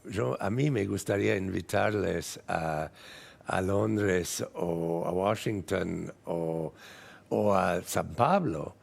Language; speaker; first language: Spanish; non-native, fluent; English